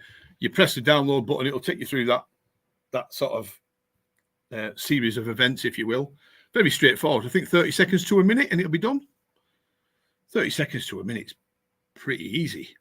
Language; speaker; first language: English; native; English